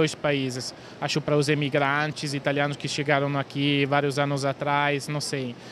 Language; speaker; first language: Portuguese; non-native, fluent; Italian